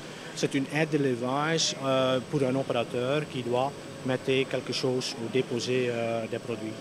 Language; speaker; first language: French; non-native, local second language; Dutch